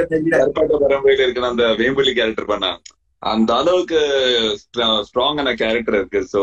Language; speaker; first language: Tamil; non-native, fluent; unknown